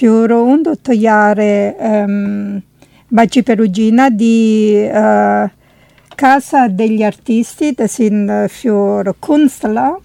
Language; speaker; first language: German; non-native, learner; Italian